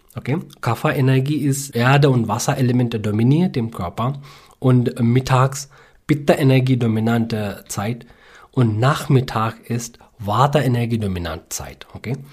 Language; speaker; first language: German; non-native, learner; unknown